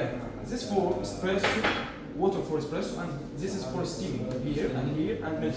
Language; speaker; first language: English; non-native, learner; Arabic